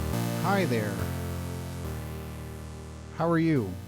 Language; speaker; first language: English; native; English